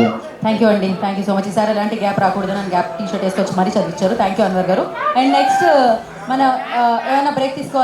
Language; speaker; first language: Telugu; native; Telugu